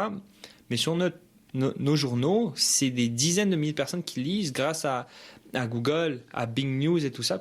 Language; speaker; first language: French; early bilingual, other home language; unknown